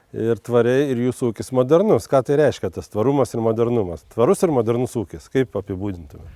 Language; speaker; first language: Lithuanian; native; Lithuanian